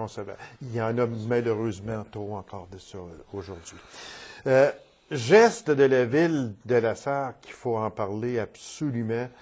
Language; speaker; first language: French; native; French